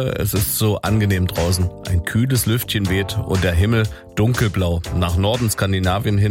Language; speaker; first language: German; native; German